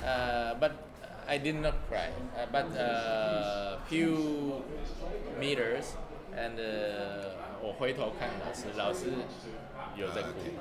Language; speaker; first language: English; non-native, learner; Japanese